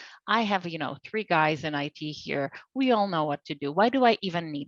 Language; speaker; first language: English; non-native, fluent; Polish